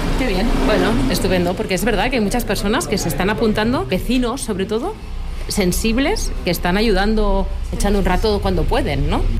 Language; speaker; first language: Spanish; native; Spanish